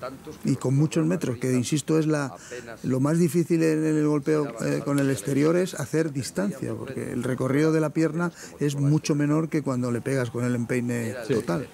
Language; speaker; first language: Spanish; native; Spanish